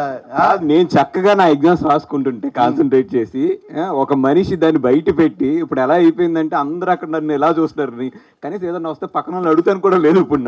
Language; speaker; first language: Telugu; native; Telugu